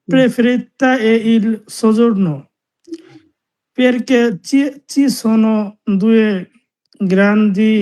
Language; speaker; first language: Italian; non-native, learner; Bangla